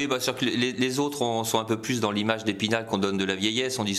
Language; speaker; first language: French; native; French